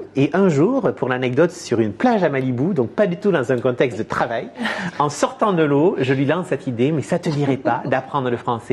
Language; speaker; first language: French; native; French